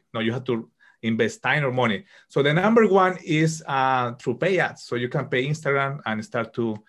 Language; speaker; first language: English; non-native, fluent; Spanish